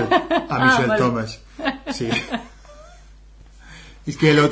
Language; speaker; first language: Spanish; non-native, fluent; English